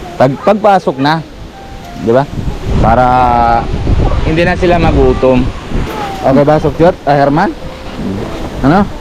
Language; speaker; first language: Filipino; non-native, learner; Punjabi